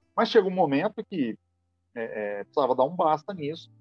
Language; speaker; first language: Portuguese; native; Portuguese